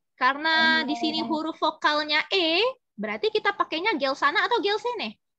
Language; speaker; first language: Indonesian; native; Indonesian